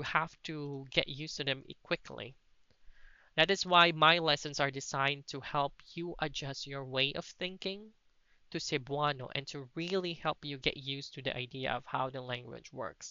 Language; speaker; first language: English; non-native, local second language; Cebuano